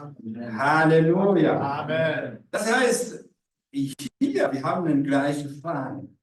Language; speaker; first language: German; non-native, fluent; Rundi